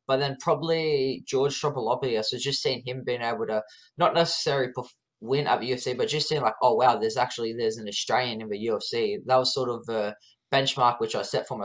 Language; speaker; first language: English; native; English